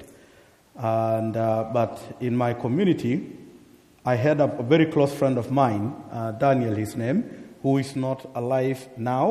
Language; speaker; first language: English; non-native, local second language; Masai